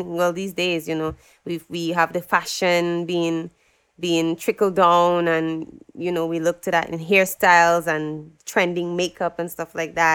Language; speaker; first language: English; native; English